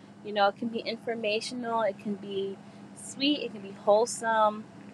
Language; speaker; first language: English; native; English